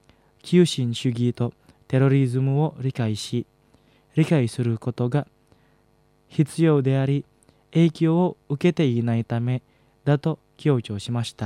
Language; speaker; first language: Japanese; non-native, fluent; Indonesian